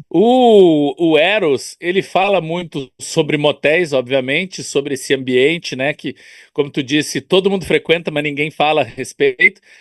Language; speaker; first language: Portuguese; native; Portuguese